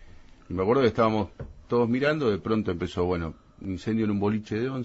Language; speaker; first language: Spanish; native; Spanish